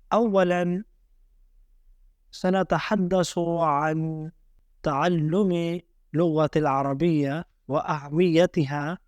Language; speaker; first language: Arabic; non-native, fluent; Urdu